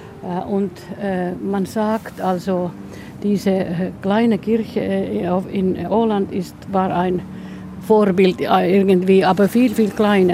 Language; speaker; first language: German; non-native, fluent; Finnish